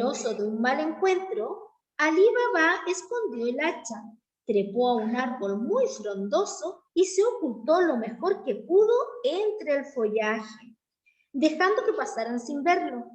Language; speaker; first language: Spanish; native; Spanish